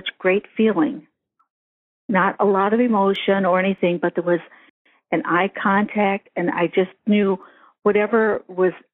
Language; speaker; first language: English; native; English